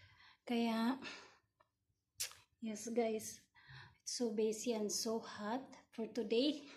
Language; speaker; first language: English; non-native, learner; Filipino